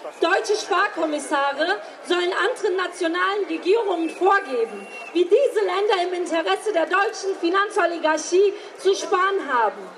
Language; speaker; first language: German; early bilingual, other home language; Turkish